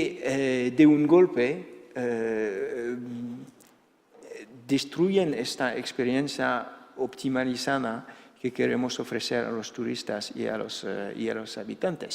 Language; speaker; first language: Spanish; non-native, fluent; Dutch